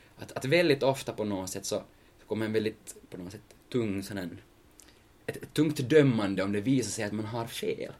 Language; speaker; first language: Swedish; native; Swedish